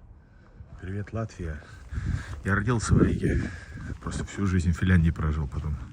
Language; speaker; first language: Russian; early bilingual, heritage; Russian